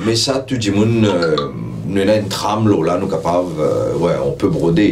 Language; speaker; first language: French; non-native, local second language; Morisyen